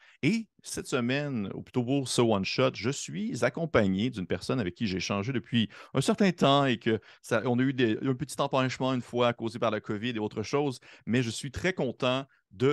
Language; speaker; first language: French; native; French